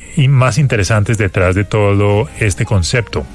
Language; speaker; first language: Spanish; native; Spanish